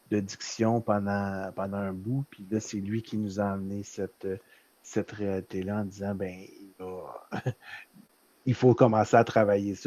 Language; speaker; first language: French; native; French